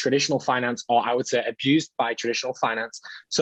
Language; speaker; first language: English; native; English